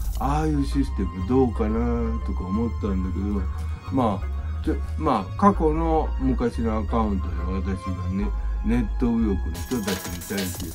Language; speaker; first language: Japanese; native; Japanese